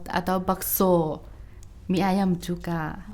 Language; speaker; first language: Indonesian; non-native, fluent; Chinese